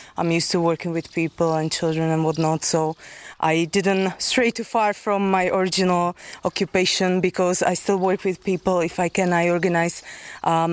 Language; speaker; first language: English; non-native, fluent; Slovak